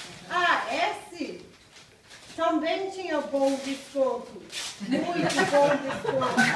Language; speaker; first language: Portuguese; non-native, learner; English